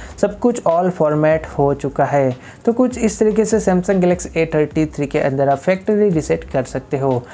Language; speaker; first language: Hindi; native; Hindi